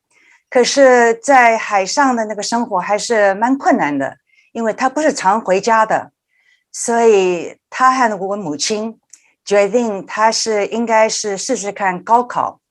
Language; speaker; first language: Chinese; early bilingual, heritage; Chinese